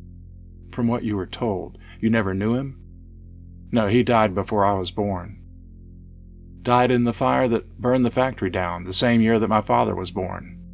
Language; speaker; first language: English; native; English